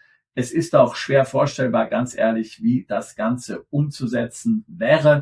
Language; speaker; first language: German; native; German